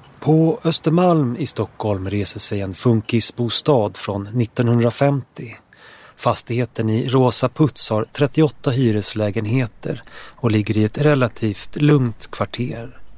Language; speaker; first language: Swedish; native; Swedish